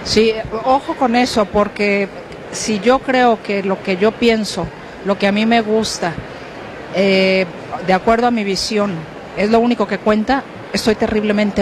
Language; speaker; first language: Spanish; native; Spanish